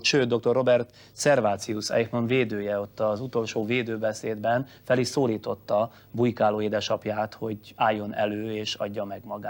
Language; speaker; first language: Hungarian; native; Hungarian